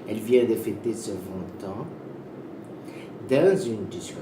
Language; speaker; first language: French; non-native, learner; Portuguese